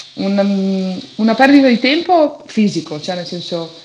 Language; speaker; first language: Italian; native; Italian